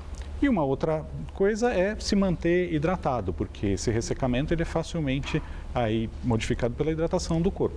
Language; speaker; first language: Portuguese; native; Portuguese